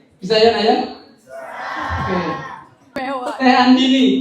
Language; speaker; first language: Indonesian; native; Indonesian